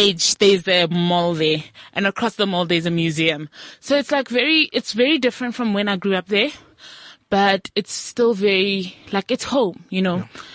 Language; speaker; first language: English; non-native, local second language; Tswana